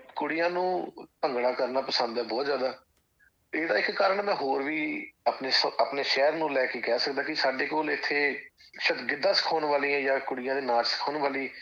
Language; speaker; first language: Punjabi; native; Punjabi